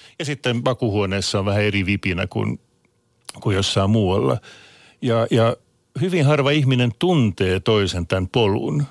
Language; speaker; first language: Finnish; non-native, local second language; Swedish